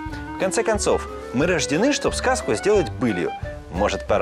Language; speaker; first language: Russian; native; Russian